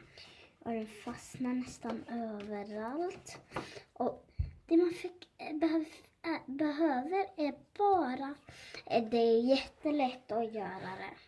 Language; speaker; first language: Swedish; early bilingual, other home language; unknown